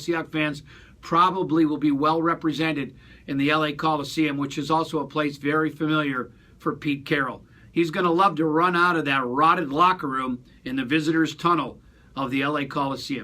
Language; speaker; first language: English; native; English